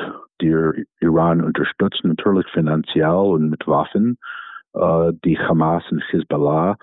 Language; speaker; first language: German; non-native, fluent; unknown